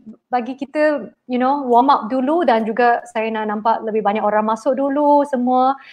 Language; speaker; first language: Malay; non-native, local second language; Chinese